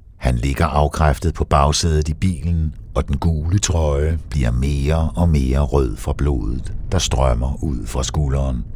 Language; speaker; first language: Danish; native; Danish